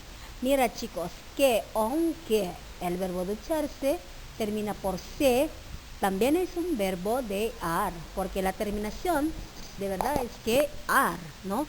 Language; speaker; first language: Spanish; non-native, fluent; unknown